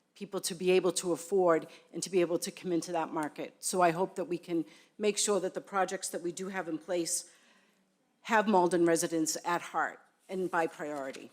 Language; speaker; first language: English; native; English